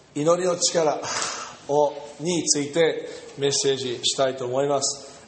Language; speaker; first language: Japanese; non-native, fluent; English